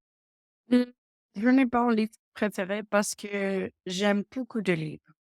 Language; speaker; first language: French; non-native, learner; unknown